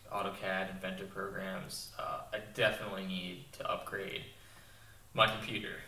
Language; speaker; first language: English; native; English